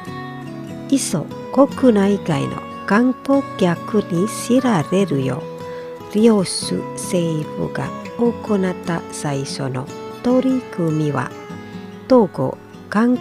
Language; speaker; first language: Japanese; non-native, fluent; Indonesian